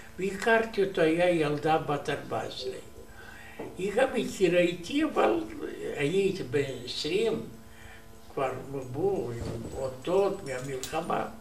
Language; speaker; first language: Hebrew; non-native, learner; Romanian